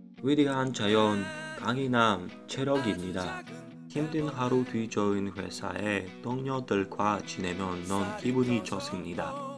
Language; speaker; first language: Korean; non-native, learner; Russian